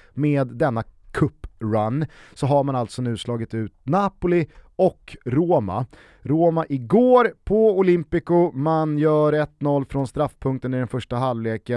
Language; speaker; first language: Swedish; native; Swedish